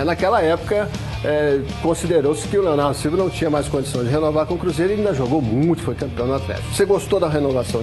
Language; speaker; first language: Portuguese; native; Portuguese